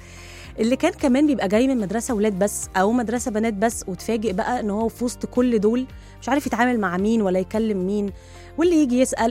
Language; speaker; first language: Arabic; native; Arabic